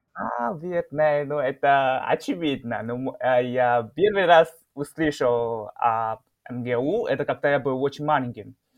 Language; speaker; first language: Russian; non-native, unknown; Chinese